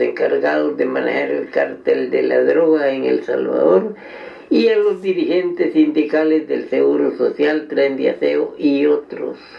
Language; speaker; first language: Spanish; native; Spanish